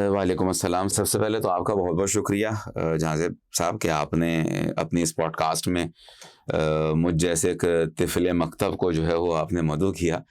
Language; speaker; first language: Urdu; native; Urdu